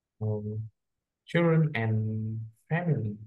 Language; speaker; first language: English; non-native, learner; Vietnamese